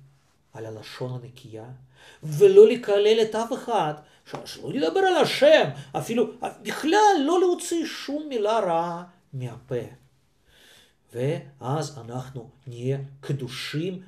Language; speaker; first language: Hebrew; non-native, fluent; Russian